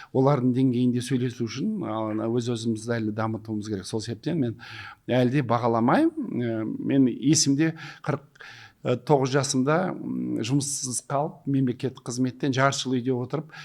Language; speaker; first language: Kazakh; non-native, local second language; Russian